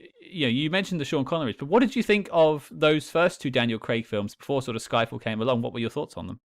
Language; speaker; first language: English; native; English